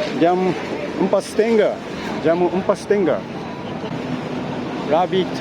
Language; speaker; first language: Malay; non-native, learner; Japanese